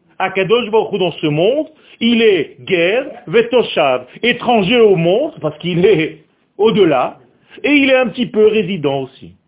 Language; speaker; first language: French; non-native, fluent; Hebrew